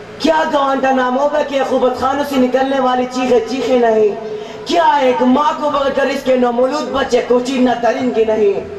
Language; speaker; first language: Urdu; non-native, local second language; Pashto